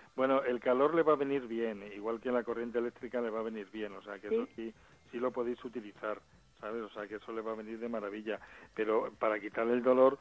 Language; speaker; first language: Spanish; native; Spanish